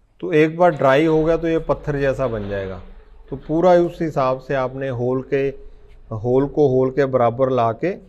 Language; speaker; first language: Hindi; non-native, local second language; Punjabi